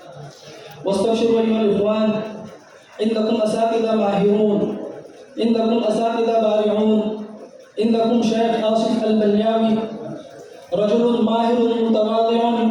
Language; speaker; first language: Arabic; non-native, fluent; Urdu